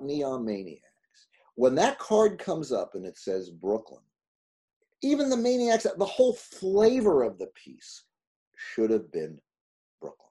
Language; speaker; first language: English; native; English